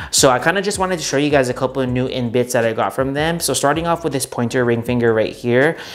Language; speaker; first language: English; native; English